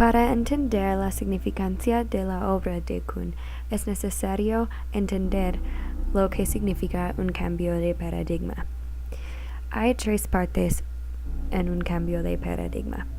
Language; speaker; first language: Spanish; non-native, learner; English